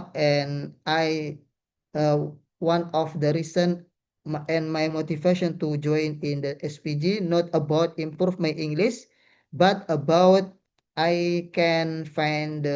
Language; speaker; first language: English; non-native, learner; Indonesian